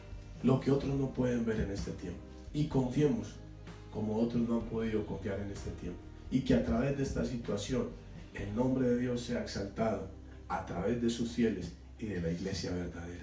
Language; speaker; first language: Spanish; native; Spanish